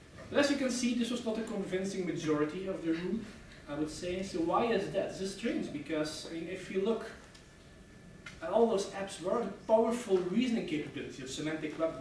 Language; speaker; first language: English; non-native, fluent; Dutch